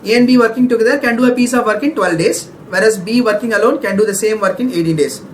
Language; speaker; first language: English; non-native, local second language; Tamil